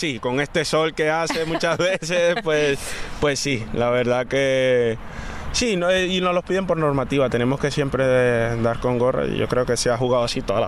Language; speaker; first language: Spanish; native; Spanish